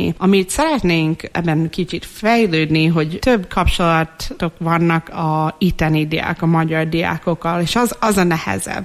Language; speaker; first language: Hungarian; non-native, fluent; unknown